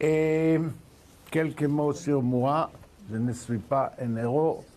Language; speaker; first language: French; non-native, learner; Hebrew